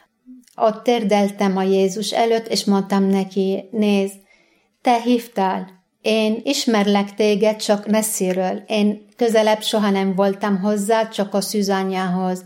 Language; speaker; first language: Hungarian; non-native, fluent; Arabic